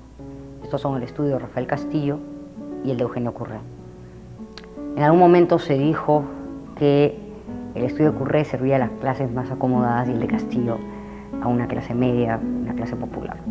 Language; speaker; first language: Spanish; native; Spanish